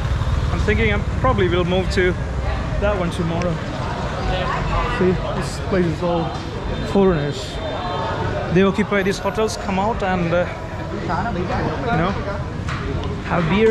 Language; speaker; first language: English; non-native, local second language; Malayalam